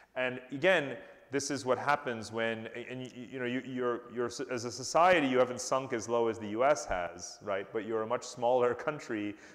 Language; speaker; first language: English; native; English